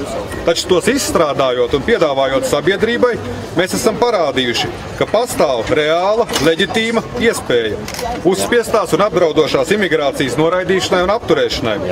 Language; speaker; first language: Latvian; native; Latvian